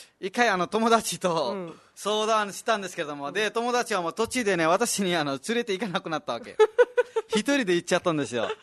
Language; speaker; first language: Japanese; non-native, fluent; Nepali